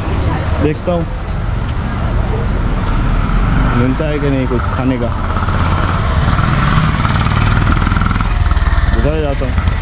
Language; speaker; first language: Hindi; non-native, local second language; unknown